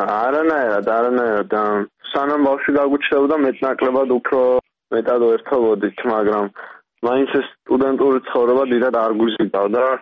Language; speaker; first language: Georgian; native; Georgian